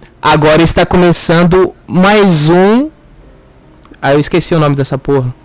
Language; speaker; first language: Portuguese; native; Portuguese